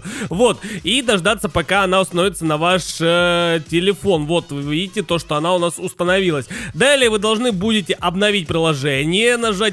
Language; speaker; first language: Russian; native; Russian